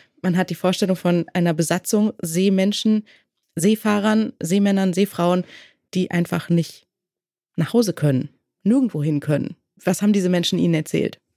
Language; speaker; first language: German; native; German